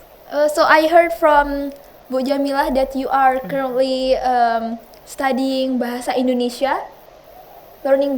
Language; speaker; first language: English; non-native, fluent; Indonesian